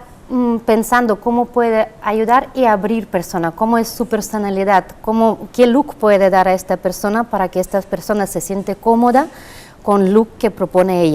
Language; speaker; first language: Spanish; non-native, fluent; Russian